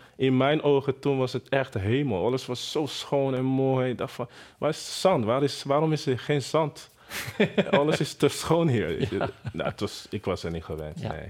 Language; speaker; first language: Dutch; non-native, fluent; Bini